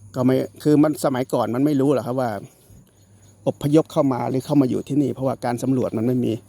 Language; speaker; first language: Thai; non-native, local second language; Northeastern Thai